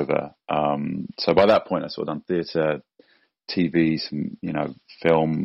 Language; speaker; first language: English; native; English